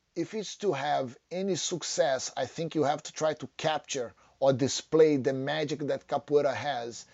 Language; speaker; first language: English; non-native, fluent; Portuguese